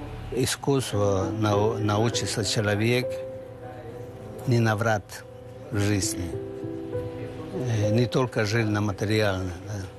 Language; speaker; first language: Russian; non-native, learner; Spanish